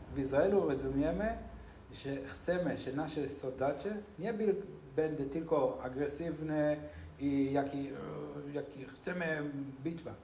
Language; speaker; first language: Polish; non-native, learner; Hebrew